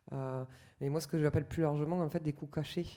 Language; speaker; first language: French; native; French